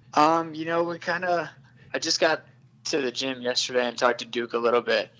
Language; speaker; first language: English; native; English